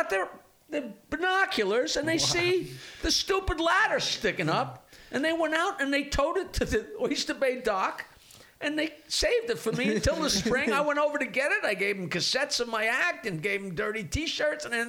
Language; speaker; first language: English; native; English